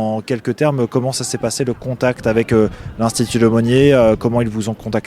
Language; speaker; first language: French; native; French